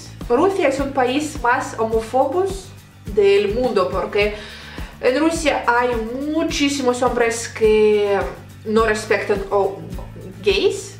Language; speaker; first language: Spanish; non-native, learner; Russian